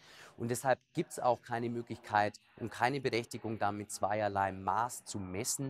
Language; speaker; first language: German; native; German